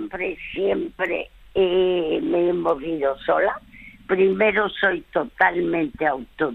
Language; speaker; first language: Spanish; early bilingual, other home language; French